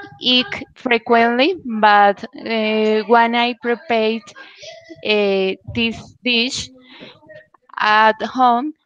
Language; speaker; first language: English; non-native, learner; Spanish